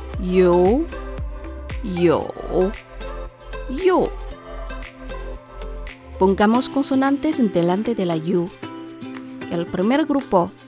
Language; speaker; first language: Spanish; non-native, fluent; Chinese